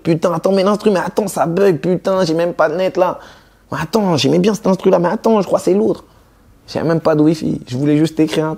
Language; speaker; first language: French; native; French